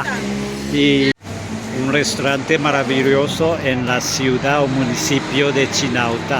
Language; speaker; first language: Spanish; non-native, fluent; Japanese